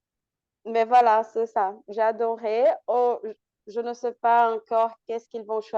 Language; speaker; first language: French; non-native, fluent; Portuguese